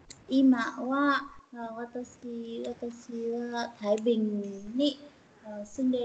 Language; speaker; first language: Japanese; non-native, learner; Vietnamese